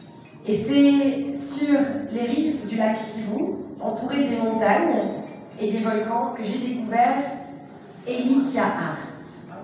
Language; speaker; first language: French; native; French